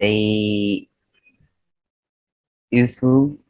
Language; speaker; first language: English; non-native, learner; Vietnamese